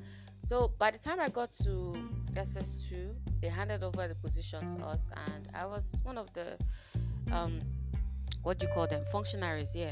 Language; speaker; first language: English; non-native, local second language; Igbo